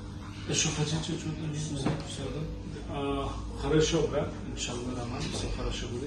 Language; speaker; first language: Russian; non-native, learner; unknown